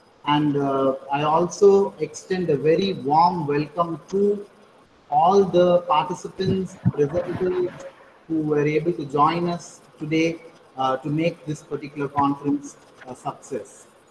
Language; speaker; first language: English; non-native, local second language; Tamil